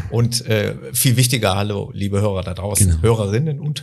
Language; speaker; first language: German; native; German